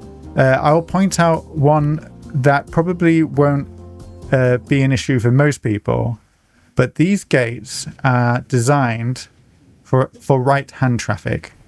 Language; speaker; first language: English; native; English